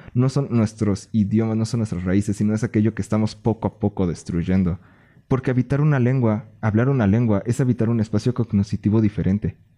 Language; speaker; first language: Spanish; native; Spanish